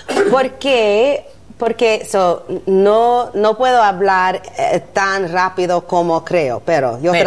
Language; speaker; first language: Spanish; non-native, learner; English